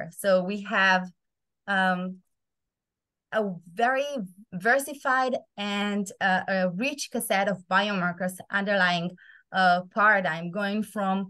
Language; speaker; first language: English; non-native, fluent; Hebrew